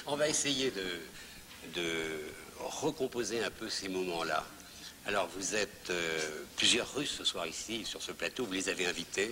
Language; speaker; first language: French; native; French